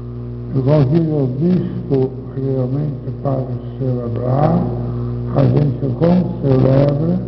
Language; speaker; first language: Portuguese; non-native, fluent; Dutch